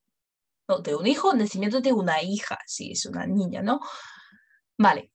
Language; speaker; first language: Spanish; non-native, fluent; English